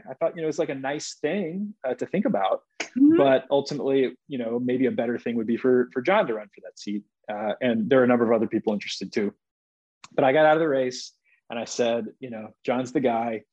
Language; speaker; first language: English; native; English